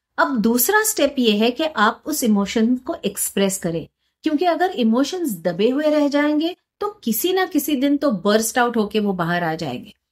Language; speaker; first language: Hindi; non-native, local second language; Marathi